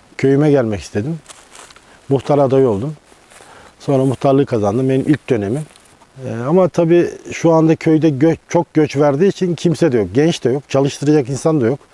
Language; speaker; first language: Turkish; native; Turkish